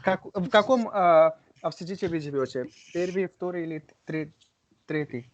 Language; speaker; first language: Russian; non-native, learner; Hindi